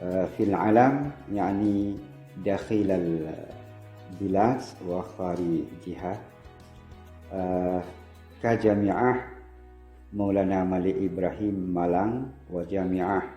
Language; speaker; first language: Arabic; non-native, fluent; Indonesian